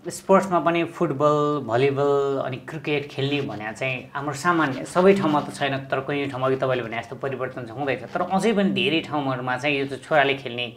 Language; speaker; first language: Nepali; native; Nepali